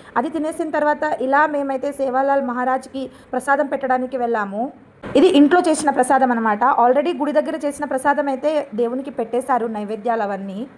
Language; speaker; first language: Telugu; non-native, local second language; Lambadi